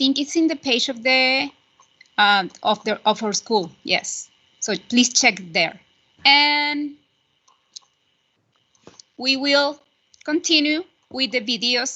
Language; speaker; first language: English; non-native, fluent; Spanish